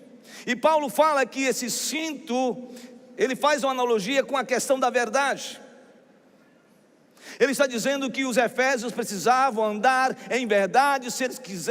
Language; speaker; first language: Portuguese; native; Portuguese